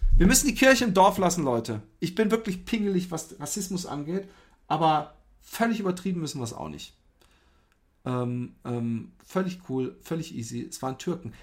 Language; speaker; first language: German; early bilingual, other home language; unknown